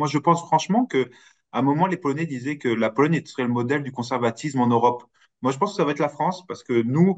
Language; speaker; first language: French; native; French